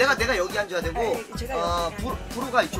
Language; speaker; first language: Korean; native; Korean